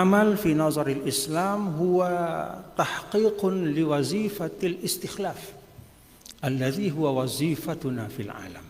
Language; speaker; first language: Arabic; non-native, fluent; Indonesian